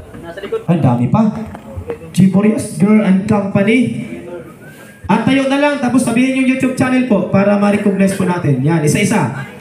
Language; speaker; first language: Filipino; non-native, local second language; Masbatenyo